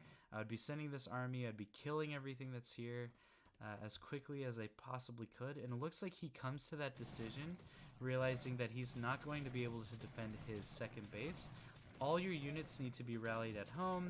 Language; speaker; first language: English; native; English